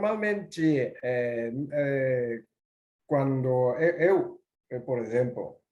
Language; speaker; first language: Portuguese; non-native, learner; Japanese